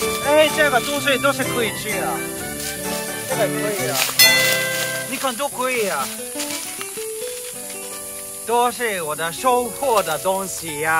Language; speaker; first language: Chinese; non-native, fluent; Japanese